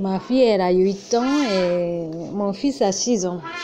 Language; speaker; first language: French; non-native, learner; Japanese